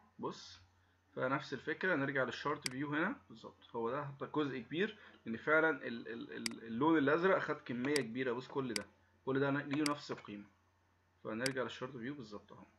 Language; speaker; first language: Arabic; native; Arabic